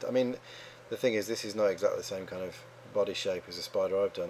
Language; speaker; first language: English; native; English